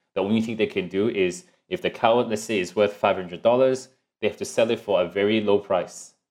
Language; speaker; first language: English; non-native, local second language; Cantonese